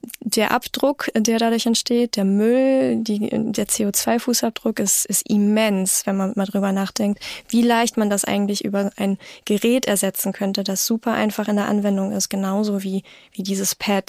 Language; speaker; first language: German; native; German